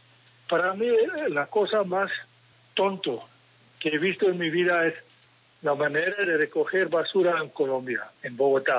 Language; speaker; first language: Spanish; non-native, fluent; English